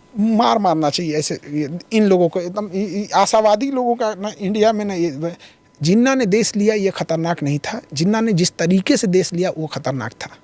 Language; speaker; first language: Hindi; native; Hindi